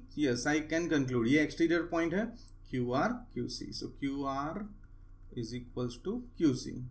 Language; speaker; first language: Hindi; non-native, local second language; Gujarati